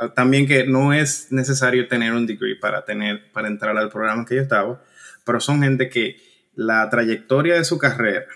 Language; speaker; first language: Spanish; native; Spanish